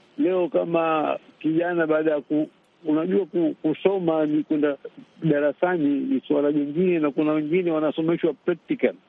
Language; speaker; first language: Swahili; native; Swahili